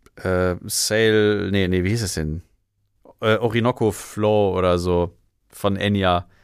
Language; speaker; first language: German; native; German